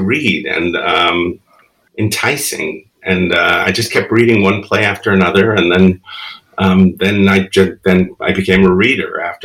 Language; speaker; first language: English; early bilingual, other home language; Spanish